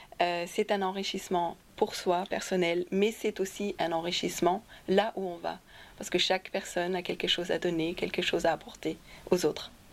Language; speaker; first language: French; non-native, fluent; German